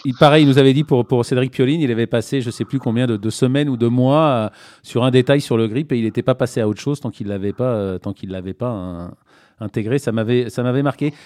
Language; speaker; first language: French; native; French